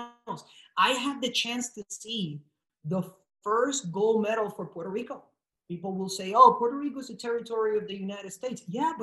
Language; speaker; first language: English; non-native, fluent; Spanish